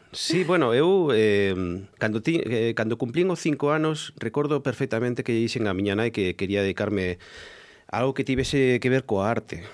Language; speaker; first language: Galician; non-native, local second language; Spanish